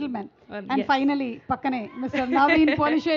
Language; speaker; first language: Telugu; native; Telugu